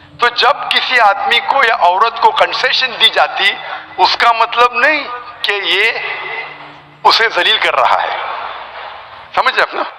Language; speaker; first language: Urdu; non-native, local second language; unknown